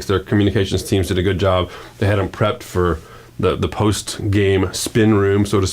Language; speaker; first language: English; native; English